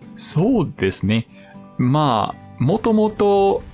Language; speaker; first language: Japanese; non-native, fluent; English